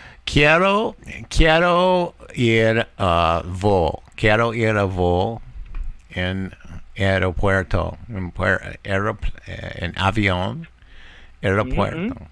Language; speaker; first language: Spanish; non-native, learner; English